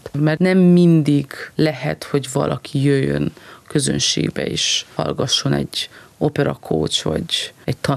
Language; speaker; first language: Hungarian; early bilingual, heritage; Hungarian